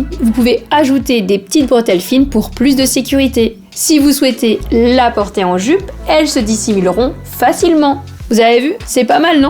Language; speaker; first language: French; native; French